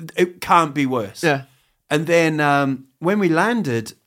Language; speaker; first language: English; native; English